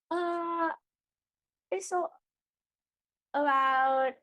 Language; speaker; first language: English; non-native, learner; Vietnamese